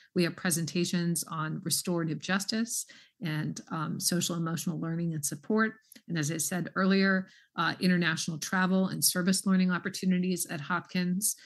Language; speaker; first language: English; native; English